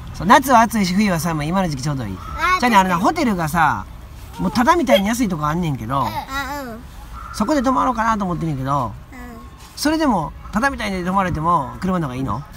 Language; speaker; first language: Japanese; native; Japanese